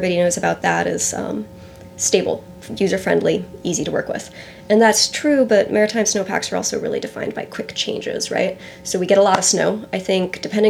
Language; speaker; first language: English; native; English